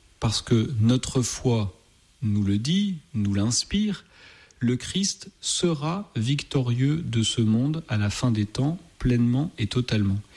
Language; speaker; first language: French; native; French